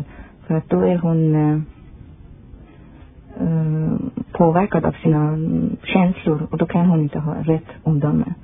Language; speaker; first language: Swedish; non-native, fluent; Persian